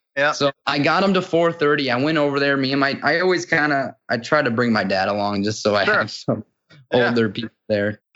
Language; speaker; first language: English; native; English